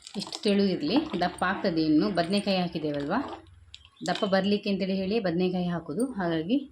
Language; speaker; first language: Kannada; non-native, local second language; Tulu